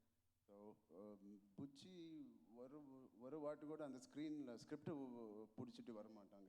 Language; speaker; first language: Tamil; non-native, local second language; Telugu